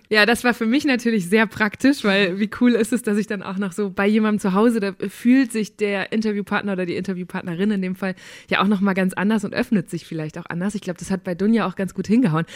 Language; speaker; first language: German; native; German